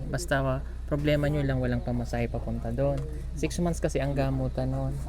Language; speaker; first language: Filipino; native; Filipino